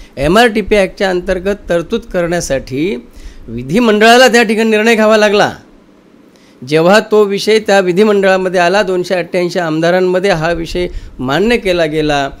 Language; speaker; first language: Marathi; native; Marathi